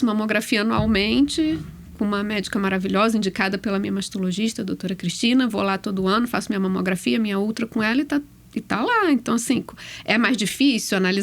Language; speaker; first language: Portuguese; native; Portuguese